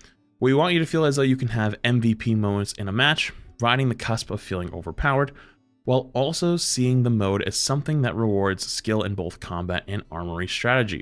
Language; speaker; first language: English; native; English